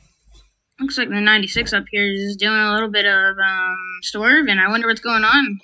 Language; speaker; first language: English; native; English